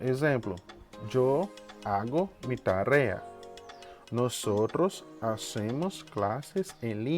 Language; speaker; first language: Spanish; non-native, fluent; Portuguese